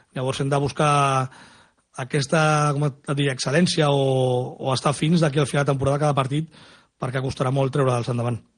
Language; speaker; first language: Catalan; non-native, local second language; Spanish